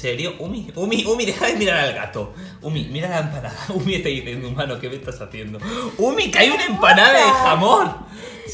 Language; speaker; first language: Spanish; native; Spanish